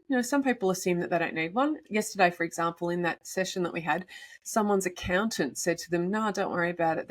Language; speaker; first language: English; native; English